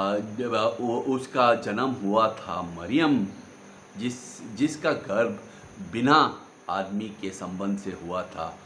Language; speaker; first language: Hindi; non-native, local second language; Gujarati